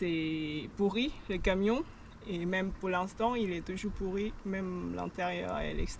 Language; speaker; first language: French; non-native, learner; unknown